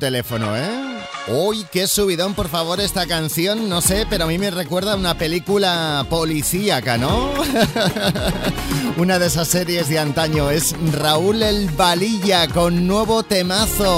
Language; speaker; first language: Spanish; native; Spanish